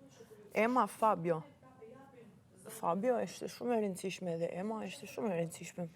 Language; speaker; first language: Albanian; early bilingual, heritage; Albanian